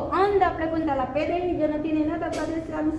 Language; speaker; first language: Spanish; non-native, learner; Haitian Creole